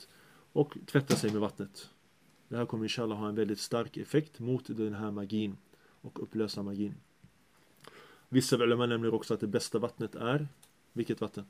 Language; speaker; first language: Swedish; early bilingual, other home language; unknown